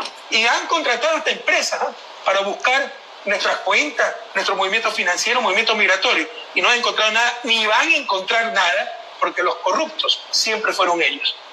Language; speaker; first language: Spanish; native; Spanish